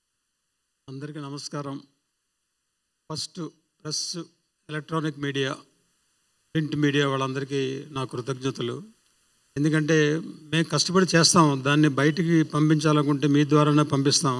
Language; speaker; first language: Telugu; native; Telugu